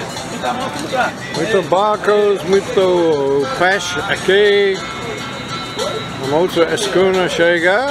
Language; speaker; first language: Portuguese; non-native, learner; English